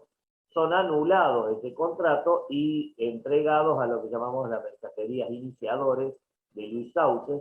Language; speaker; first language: Spanish; native; Spanish